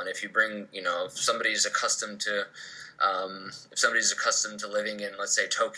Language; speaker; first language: English; native; English